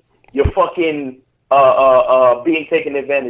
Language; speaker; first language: English; native; English